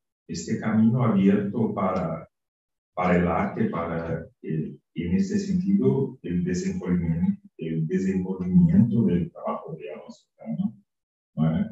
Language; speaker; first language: Spanish; non-native, fluent; Portuguese